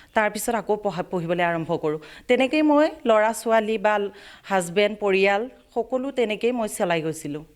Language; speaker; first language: Assamese; native; Assamese